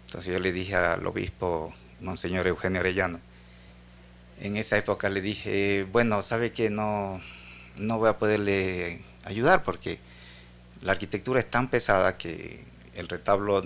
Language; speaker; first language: Spanish; native; Spanish